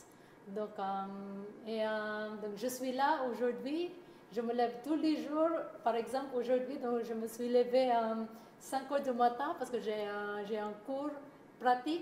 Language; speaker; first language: French; non-native, learner; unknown